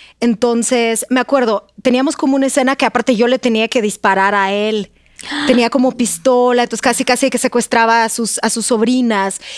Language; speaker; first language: Spanish; non-native, fluent; Russian